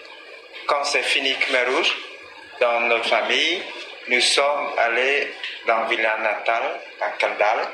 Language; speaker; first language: French; non-native, learner; Khmer